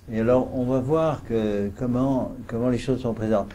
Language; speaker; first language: French; native; French